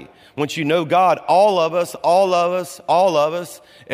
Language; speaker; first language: English; native; English